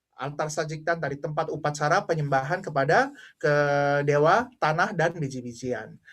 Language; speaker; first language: Indonesian; native; Indonesian